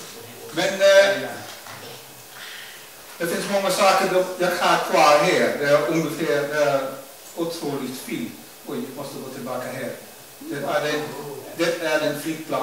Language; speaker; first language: Swedish; non-native, learner; Dutch